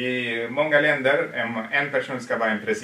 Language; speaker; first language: Swedish; non-native, fluent; Tigrinya